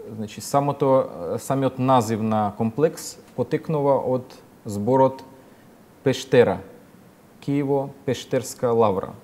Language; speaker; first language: Macedonian; non-native, fluent; Ukrainian